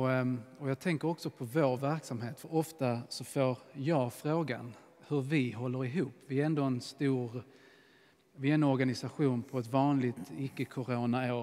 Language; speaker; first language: Swedish; native; Swedish